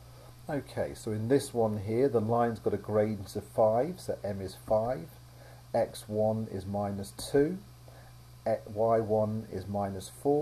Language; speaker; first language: English; native; English